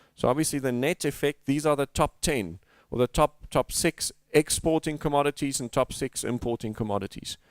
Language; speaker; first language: English; non-native, local second language; Afrikaans